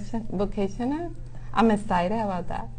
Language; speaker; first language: English; non-native, local second language; Spanish